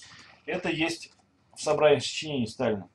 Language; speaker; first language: Russian; native; Russian